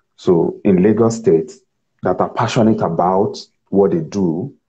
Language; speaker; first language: English; non-native, local second language; Yoruba